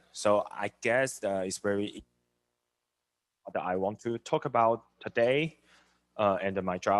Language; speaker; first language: English; non-native, learner; Chinese